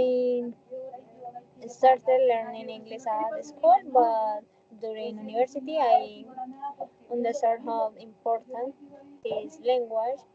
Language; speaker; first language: English; non-native, learner; Spanish